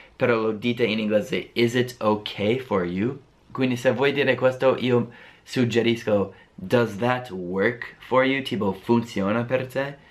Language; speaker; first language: Italian; non-native, fluent; English